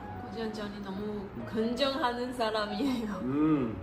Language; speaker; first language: Korean; non-native, learner; Chinese